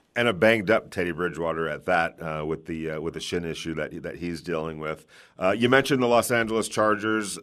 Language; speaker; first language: English; native; English